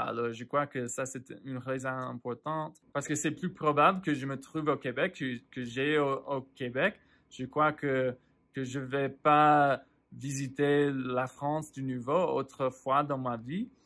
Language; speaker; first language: French; non-native, fluent; English